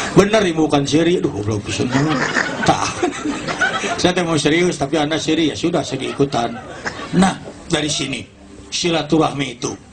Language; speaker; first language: Indonesian; non-native, local second language; Sundanese